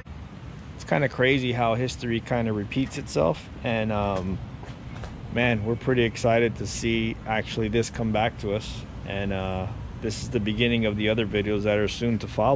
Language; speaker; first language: English; native; English